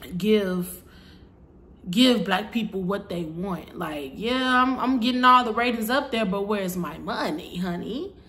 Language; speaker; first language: English; native; English